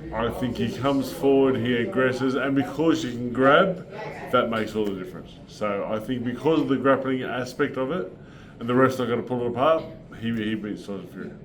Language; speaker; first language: English; native; English